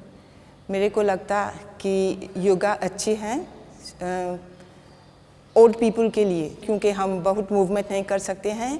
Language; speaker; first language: Hindi; non-native, local second language; Morisyen